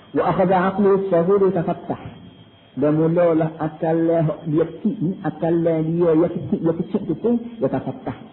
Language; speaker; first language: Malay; native; Malay